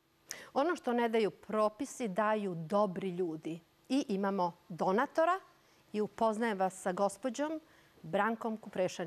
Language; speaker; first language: Bosnian; native; Bosnian